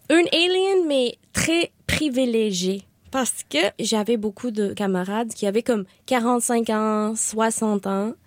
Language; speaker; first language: French; non-native, learner; Spanish